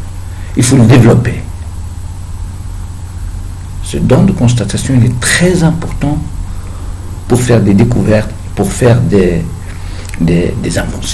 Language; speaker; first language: French; non-native, fluent; Arabic